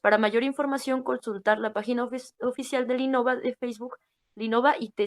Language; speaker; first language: Spanish; native; Spanish